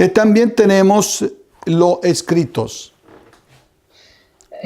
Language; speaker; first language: Spanish; non-native, fluent; Italian